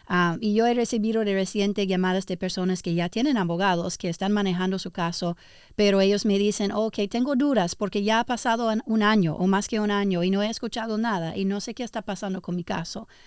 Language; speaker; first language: Spanish; early bilingual, heritage; English